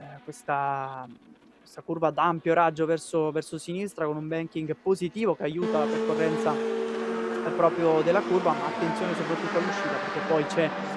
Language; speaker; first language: Italian; native; Italian